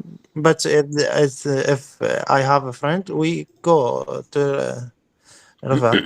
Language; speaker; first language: English; non-native, learner; Arabic